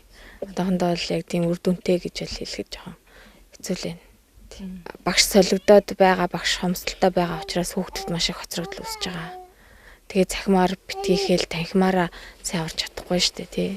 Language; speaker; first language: Mongolian; native; Mongolian